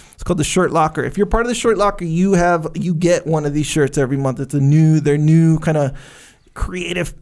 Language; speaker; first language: English; native; English